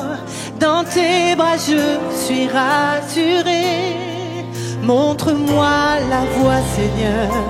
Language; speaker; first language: French; native; French